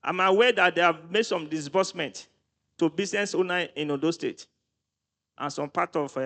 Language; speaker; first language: English; non-native, local second language; Yoruba